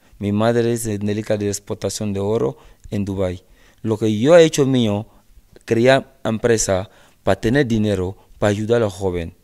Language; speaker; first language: Spanish; non-native, learner; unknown